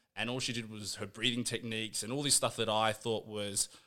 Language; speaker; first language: English; native; English